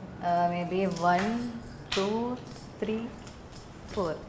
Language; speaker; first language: Telugu; non-native, learner; Malayalam